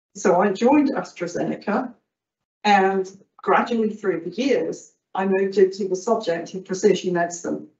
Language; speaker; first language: English; native; English